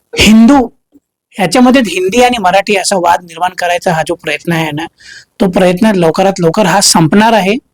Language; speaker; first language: Marathi; native; Marathi